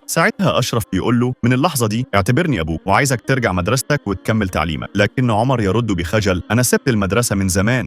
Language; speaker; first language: Arabic; native; Arabic